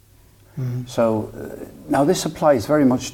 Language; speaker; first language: English; native; English